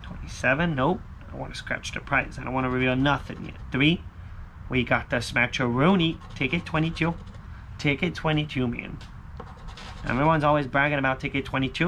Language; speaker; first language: English; native; English